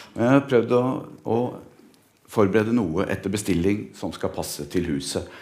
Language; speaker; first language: Norwegian; native; Norwegian